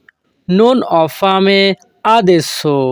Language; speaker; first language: Italian; non-native, learner; Bangla